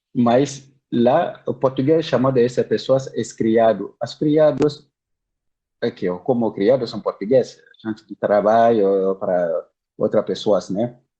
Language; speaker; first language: Portuguese; non-native, learner; Bambara